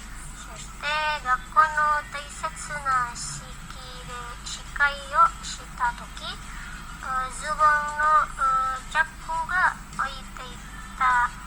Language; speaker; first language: Japanese; non-native, learner; Indonesian